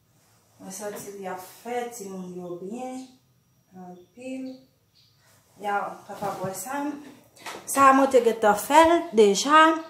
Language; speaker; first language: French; non-native, learner; Haitian Creole